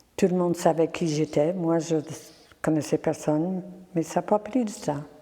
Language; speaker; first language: French; non-native, local second language; English